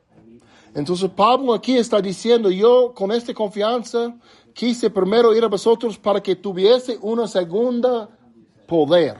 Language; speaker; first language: Spanish; non-native, fluent; English